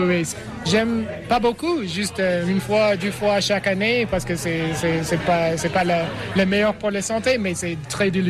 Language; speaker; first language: French; non-native, learner; English